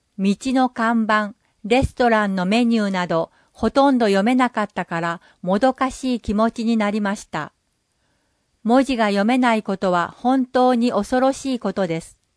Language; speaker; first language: Japanese; non-native, fluent; English